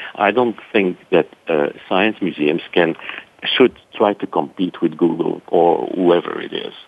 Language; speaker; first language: English; non-native, fluent; French